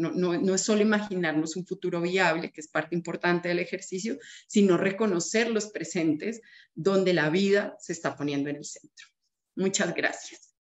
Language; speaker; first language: Spanish; native; Spanish